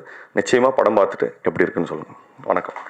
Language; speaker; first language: Tamil; native; Tamil